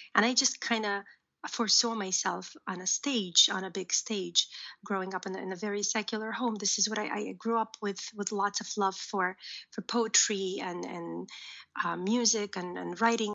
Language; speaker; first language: English; early bilingual, other home language; Uzbek